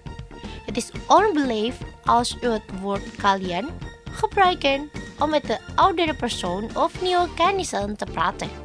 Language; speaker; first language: Dutch; non-native, learner; Indonesian